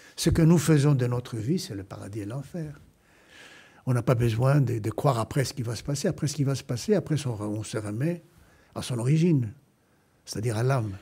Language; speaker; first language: French; non-native, fluent; Greek